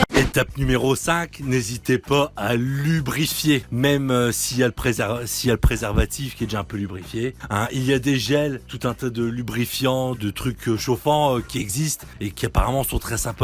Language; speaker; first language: French; native; French